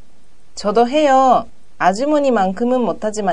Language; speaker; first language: Korean; non-native, learner; Japanese